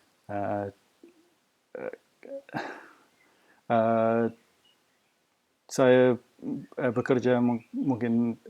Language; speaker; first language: Indonesian; non-native, fluent; English